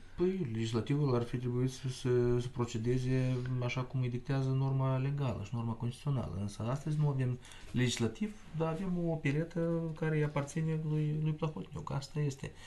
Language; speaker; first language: Romanian; non-native, local second language; Russian